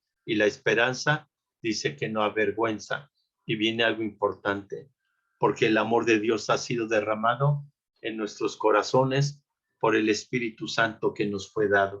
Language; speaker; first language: Spanish; native; Spanish